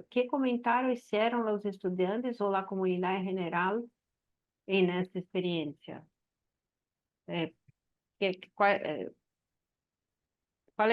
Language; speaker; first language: Spanish; non-native, learner; Portuguese